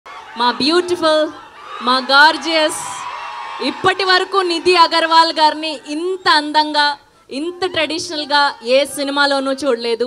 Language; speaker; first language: Telugu; native; Telugu